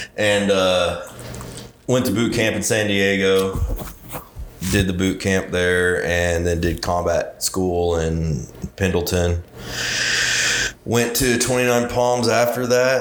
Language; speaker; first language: English; native; English